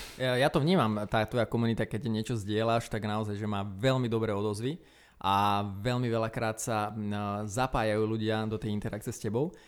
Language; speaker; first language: Slovak; native; Slovak